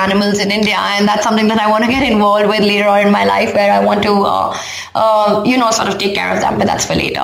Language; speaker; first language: English; non-native, local second language; Hindi